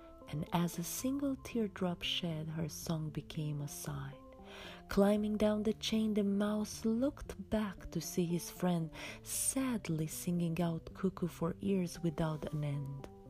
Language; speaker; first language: English; non-native, fluent; Romanian